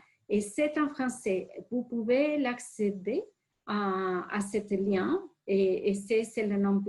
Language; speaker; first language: French; non-native, fluent; Spanish